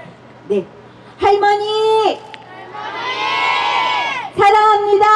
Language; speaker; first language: Korean; native; Korean